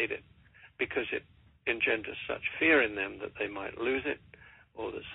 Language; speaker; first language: English; native; English